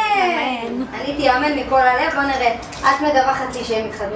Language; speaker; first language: Hebrew; native; Hebrew